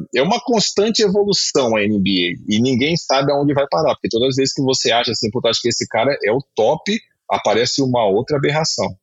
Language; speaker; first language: Portuguese; native; Portuguese